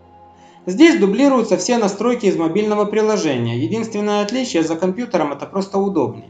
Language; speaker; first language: Russian; native; Russian